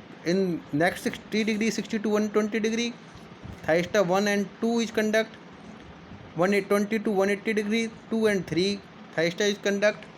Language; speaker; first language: English; non-native, local second language; Hindi